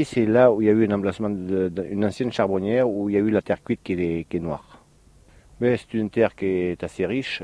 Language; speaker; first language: French; native; French